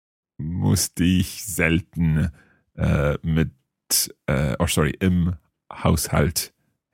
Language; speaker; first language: German; non-native, learner; English